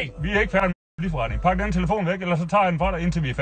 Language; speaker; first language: Danish; native; Danish